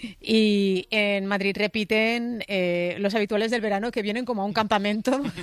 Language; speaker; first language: Spanish; native; Spanish